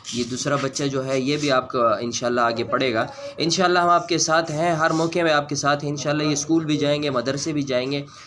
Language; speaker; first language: Urdu; non-native, local second language; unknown